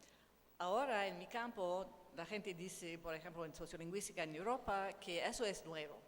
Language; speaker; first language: Spanish; non-native, learner; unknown